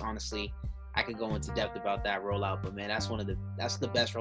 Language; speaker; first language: English; native; English